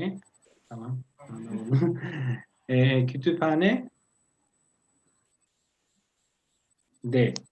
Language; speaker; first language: Turkish; non-native, learner; Spanish